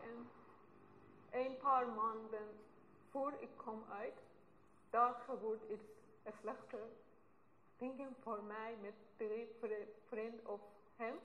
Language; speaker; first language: Dutch; non-native, learner; Persian